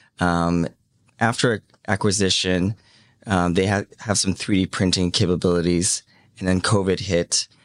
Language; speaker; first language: English; early bilingual, other home language; Cantonese